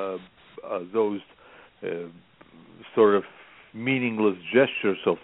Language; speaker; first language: English; non-native, fluent; Russian